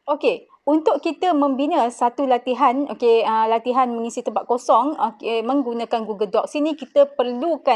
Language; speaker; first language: Malay; native; Malay